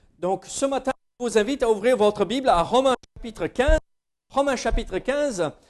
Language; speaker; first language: French; non-native, fluent; English